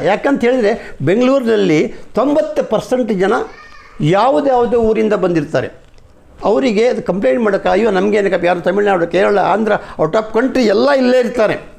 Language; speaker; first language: Kannada; native; Kannada